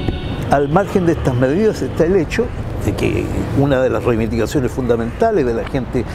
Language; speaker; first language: Spanish; native; Spanish